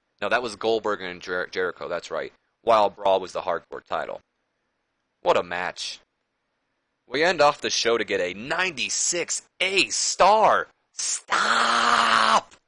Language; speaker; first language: English; native; English